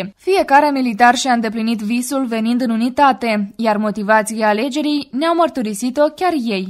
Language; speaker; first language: Romanian; native; Romanian